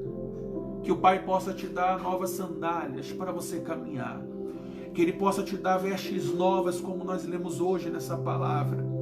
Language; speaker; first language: Portuguese; native; Portuguese